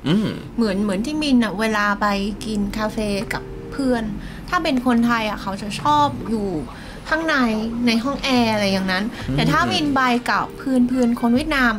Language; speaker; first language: Thai; non-native, fluent; Vietnamese